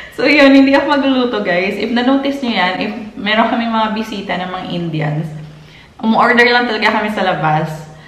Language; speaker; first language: Filipino; non-native, local second language; Hiligaynon